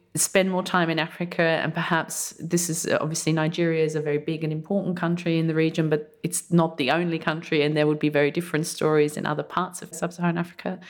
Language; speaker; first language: English; early bilingual, other home language; German